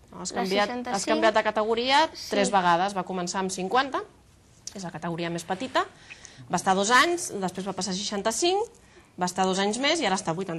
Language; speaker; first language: Catalan; native; Catalan